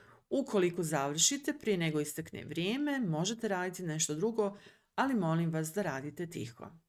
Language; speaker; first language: English; non-native, fluent; Serbian